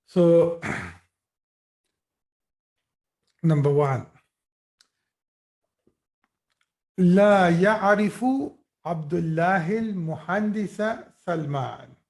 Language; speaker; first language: Arabic; non-native, fluent; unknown